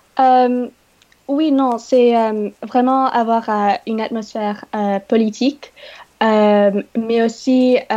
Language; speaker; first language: French; non-native, learner; English